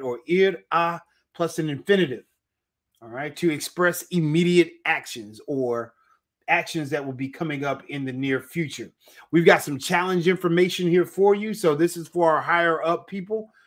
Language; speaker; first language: English; native; English